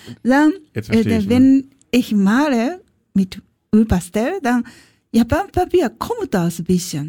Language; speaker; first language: German; non-native, learner; Japanese